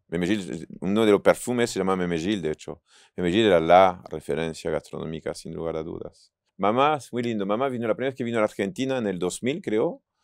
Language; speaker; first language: Spanish; non-native, fluent; French